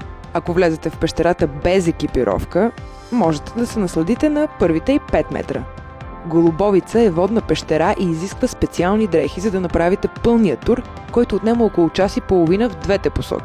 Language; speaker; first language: Bulgarian; native; Bulgarian